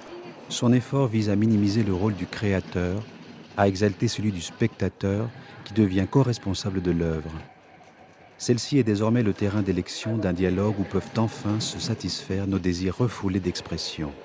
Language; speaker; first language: French; native; French